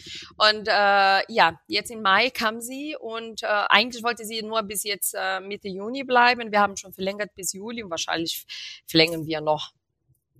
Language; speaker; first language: German; non-native, fluent; Portuguese